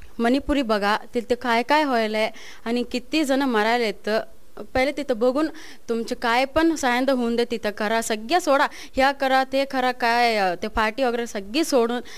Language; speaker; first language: Marathi; non-native, local second language; Kannada